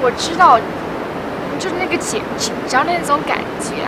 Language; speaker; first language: Chinese; early bilingual, heritage; Chinese